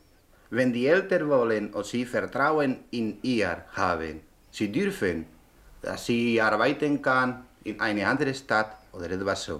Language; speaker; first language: German; non-native, learner; Spanish